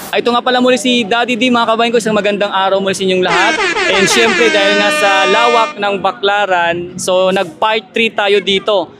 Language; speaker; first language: Filipino; native; Filipino